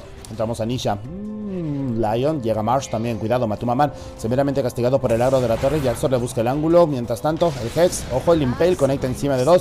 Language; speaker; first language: Spanish; native; Spanish